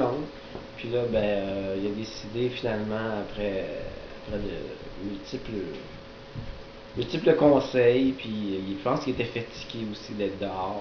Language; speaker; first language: French; native; French